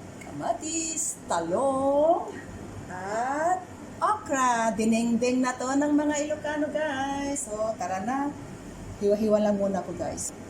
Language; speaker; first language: Filipino; non-native, local second language; Iloko